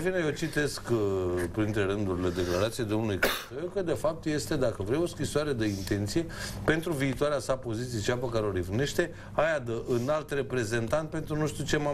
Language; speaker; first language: Romanian; native; Romanian